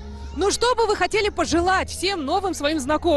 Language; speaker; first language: Russian; native; Russian